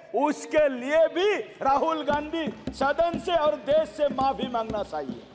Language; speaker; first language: Hindi; non-native, local second language; Assamese